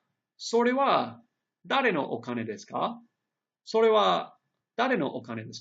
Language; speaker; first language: Japanese; non-native, fluent; English